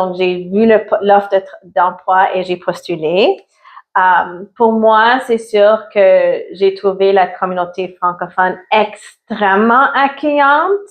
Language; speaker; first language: French; early bilingual, other home language; Italian